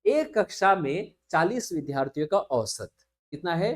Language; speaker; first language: Hindi; non-native, local second language; Marathi